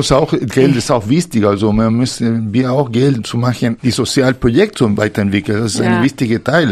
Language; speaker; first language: German; non-native, fluent; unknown